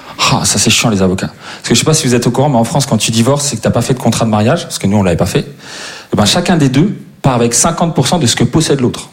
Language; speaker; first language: French; native; French